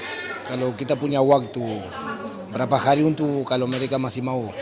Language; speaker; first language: Indonesian; non-native, fluent; Spanish